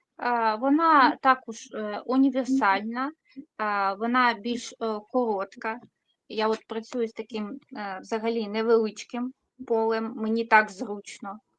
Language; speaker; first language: Ukrainian; non-native, local second language; Russian